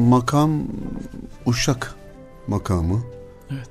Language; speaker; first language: Turkish; native; Turkish